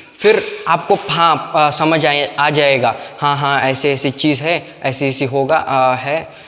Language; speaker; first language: Hindi; non-native, local second language; Kannada